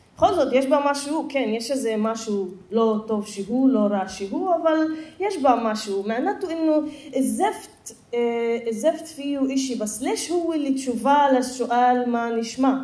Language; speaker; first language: Hebrew; non-native, local second language; Arabic